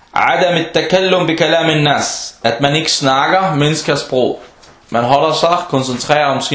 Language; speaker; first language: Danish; non-native, fluent; Arabic